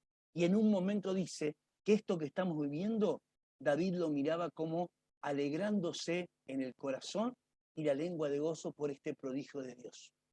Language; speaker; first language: Spanish; native; Spanish